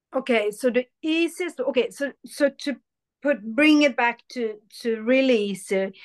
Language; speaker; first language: English; early bilingual, other home language; Hindi